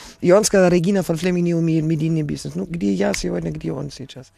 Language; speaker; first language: Russian; non-native, learner; German